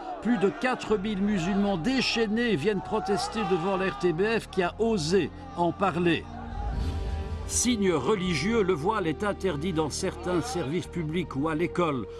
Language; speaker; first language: French; native; French